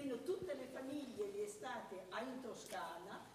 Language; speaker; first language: Italian; native; Italian